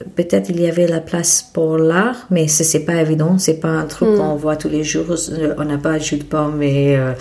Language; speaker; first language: French; non-native, fluent; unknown